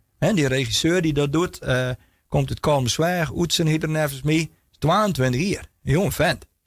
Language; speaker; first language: Dutch; non-native, local second language; Western Frisian